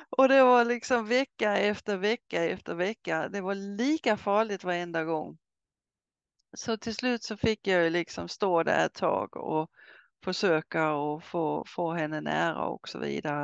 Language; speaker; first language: Swedish; native; Swedish